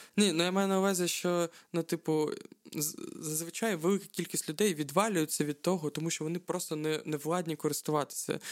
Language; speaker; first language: Ukrainian; non-native, local second language; Russian